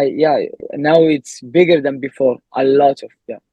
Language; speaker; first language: English; non-native, learner; Arabic